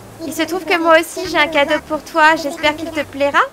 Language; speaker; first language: French; native; French